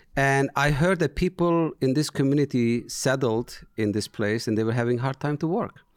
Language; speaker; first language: English; non-native, fluent; Turkish